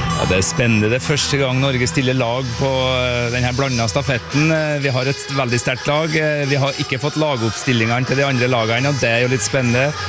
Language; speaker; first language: Norwegian; native; Norwegian